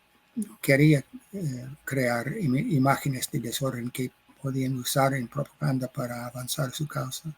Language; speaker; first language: Spanish; non-native, fluent; English